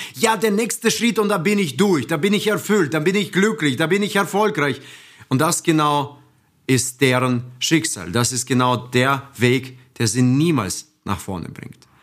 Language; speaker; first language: German; non-native, fluent; Russian